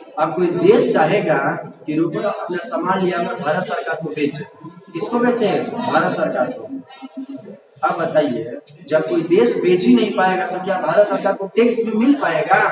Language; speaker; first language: Hindi; native; Hindi